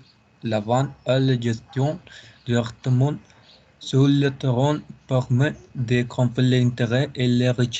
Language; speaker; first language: French; non-native, learner; Spanish